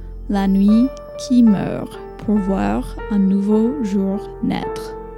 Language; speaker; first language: French; non-native, fluent; English